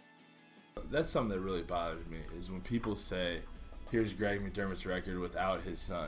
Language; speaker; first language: English; native; English